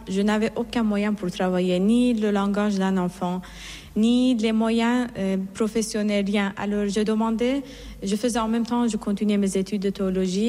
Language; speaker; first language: French; non-native, fluent; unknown